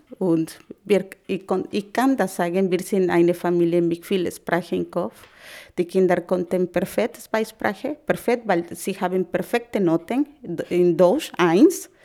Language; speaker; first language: German; non-native, learner; Spanish